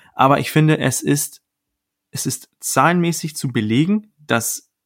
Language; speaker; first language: German; non-native, fluent; Danish